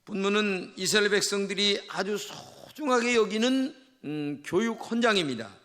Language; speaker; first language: Korean; native; Korean